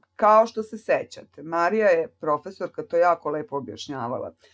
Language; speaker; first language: Serbian; native; Serbian